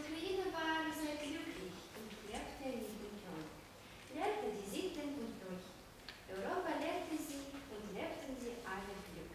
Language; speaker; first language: German; non-native, learner; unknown